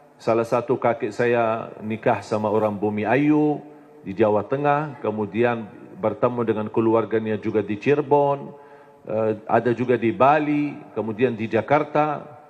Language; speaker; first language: Indonesian; non-native, fluent; Arabic